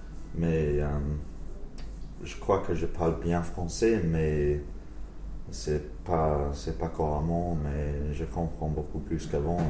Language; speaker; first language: French; non-native, learner; English